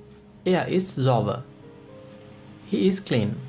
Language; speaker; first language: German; non-native, fluent; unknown